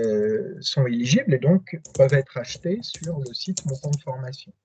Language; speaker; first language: French; native; French